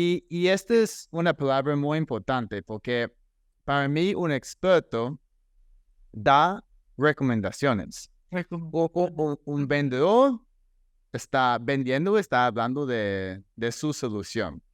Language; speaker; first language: Spanish; non-native, fluent; English